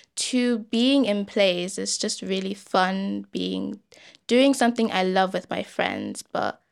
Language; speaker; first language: English; early bilingual, other home language; Yoruba